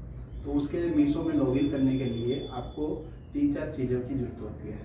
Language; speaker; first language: Hindi; native; Hindi